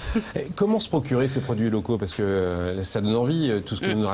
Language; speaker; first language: French; native; French